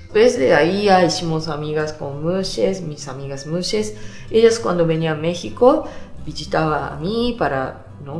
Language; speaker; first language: Spanish; non-native, fluent; Japanese